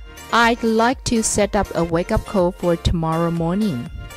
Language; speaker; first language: English; non-native, fluent; Chinese